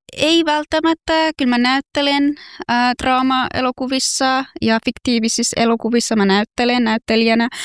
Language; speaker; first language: Finnish; non-native, fluent; Persian